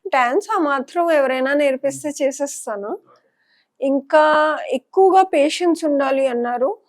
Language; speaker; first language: Telugu; non-native, local second language; Punjabi